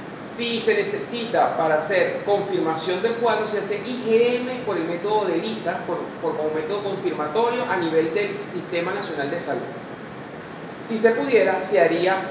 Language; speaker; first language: Spanish; native; Spanish